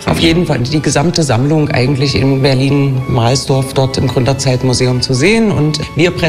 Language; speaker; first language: German; native; German